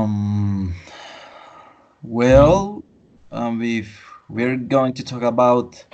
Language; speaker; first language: English; non-native, fluent; Spanish